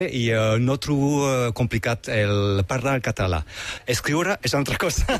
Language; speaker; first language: Catalan; non-native, fluent; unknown